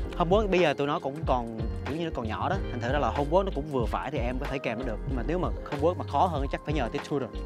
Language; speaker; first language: Vietnamese; native; Vietnamese